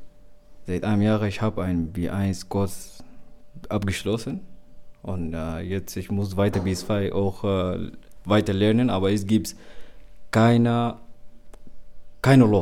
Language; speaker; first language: German; non-native, learner; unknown